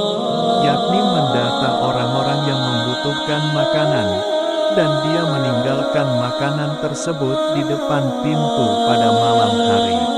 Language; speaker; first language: Indonesian; native; Indonesian